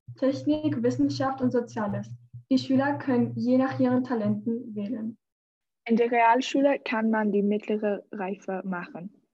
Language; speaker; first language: German; non-native, learner; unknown